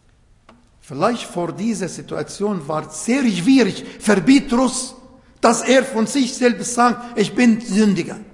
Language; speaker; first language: German; non-native, learner; Arabic